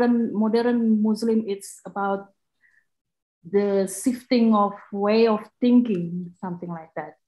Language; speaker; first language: English; non-native, fluent; Indonesian